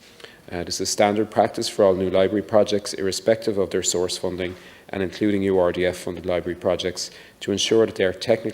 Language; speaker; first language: English; native; English